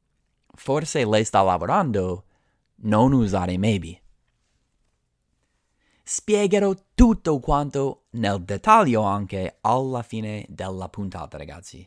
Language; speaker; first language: Italian; non-native, fluent; English